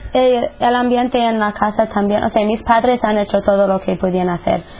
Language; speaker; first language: Spanish; non-native, fluent; English